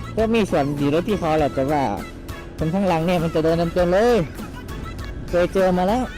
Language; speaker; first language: Thai; non-native, local second language; Northeastern Thai